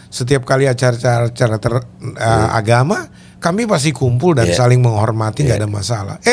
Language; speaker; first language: Indonesian; native; Indonesian